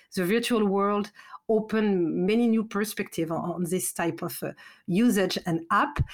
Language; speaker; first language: English; non-native, fluent; French